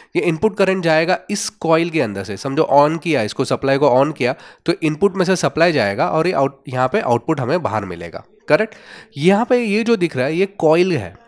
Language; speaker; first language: Hindi; non-native, local second language; Gujarati